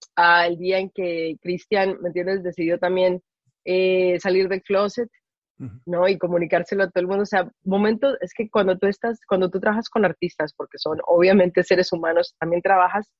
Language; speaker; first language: Spanish; native; Spanish